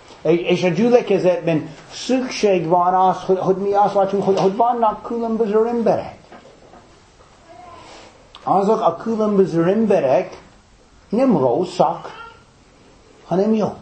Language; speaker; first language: Hungarian; non-native, fluent; English